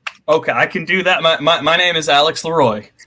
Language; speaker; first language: English; native; English